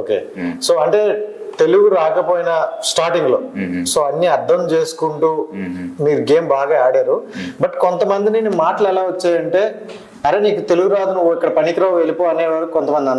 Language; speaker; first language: Telugu; native; Telugu